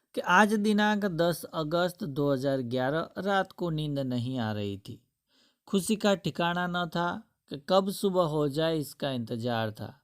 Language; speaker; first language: Hindi; non-native, local second language; Gujarati